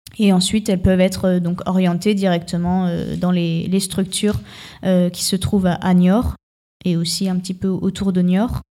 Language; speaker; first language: French; native; French